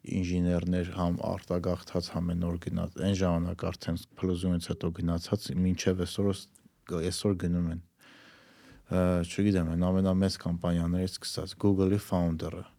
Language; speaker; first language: Armenian; native; Armenian